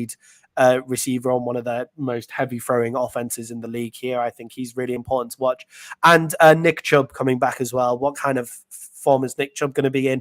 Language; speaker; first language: English; native; English